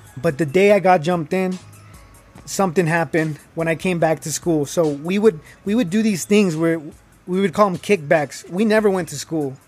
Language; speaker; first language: English; early bilingual, other home language; Spanish